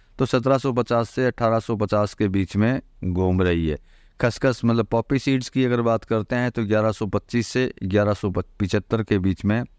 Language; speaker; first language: Hindi; native; Hindi